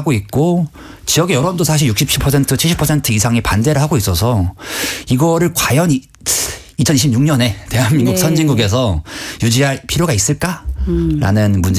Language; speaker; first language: Korean; native; Korean